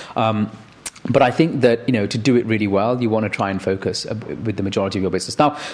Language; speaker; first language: English; native; English